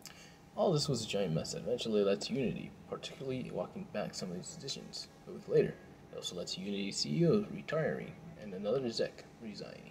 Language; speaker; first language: English; native; English